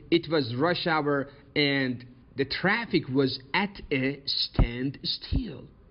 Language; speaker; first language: English; non-native, fluent; Persian